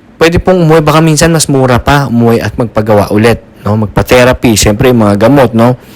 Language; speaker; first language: Filipino; native; Filipino